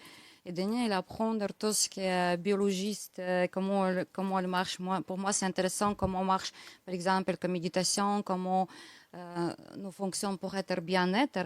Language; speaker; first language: French; non-native, learner; Russian